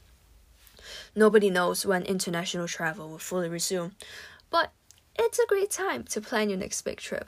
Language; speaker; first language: English; non-native, local second language; Cantonese